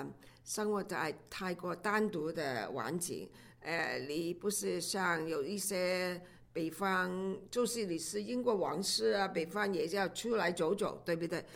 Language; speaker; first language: Chinese; non-native, local second language; Cantonese